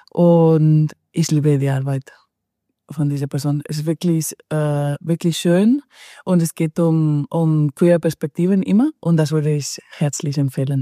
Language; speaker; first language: German; non-native, fluent; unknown